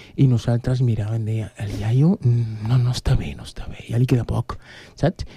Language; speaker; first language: Catalan; non-native, fluent; Spanish